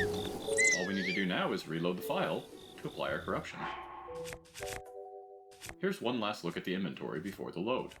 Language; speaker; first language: English; native; English